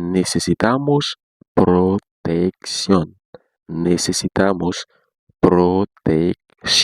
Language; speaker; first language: Spanish; non-native, learner; Haitian Creole